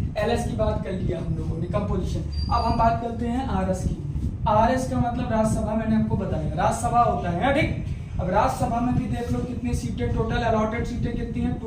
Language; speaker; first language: Hindi; native; Hindi